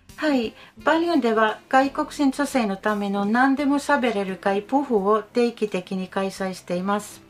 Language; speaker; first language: Japanese; non-native, fluent; Finnish